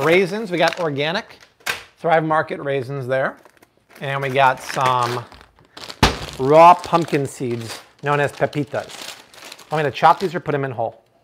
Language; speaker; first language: English; native; English